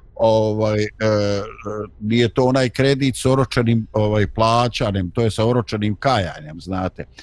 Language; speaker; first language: Bosnian; native; Bosnian